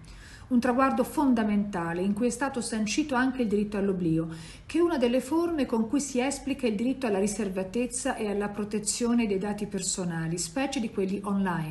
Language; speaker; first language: Italian; native; Italian